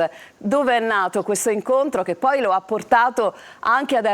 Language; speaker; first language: Italian; native; Italian